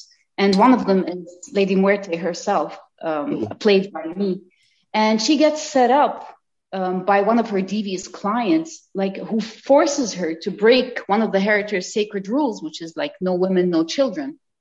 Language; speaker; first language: English; non-native, fluent; Arabic